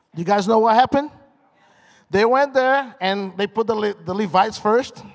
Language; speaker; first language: English; non-native, fluent; Portuguese